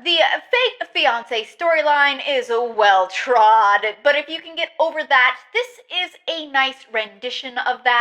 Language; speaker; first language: English; native; English